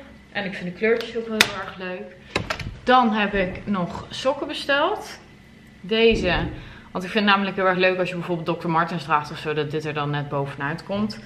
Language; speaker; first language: Dutch; native; Dutch